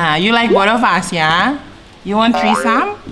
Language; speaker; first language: English; non-native, learner; Indonesian